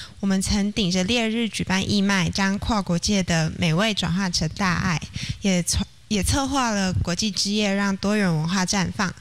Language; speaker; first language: Chinese; native; Chinese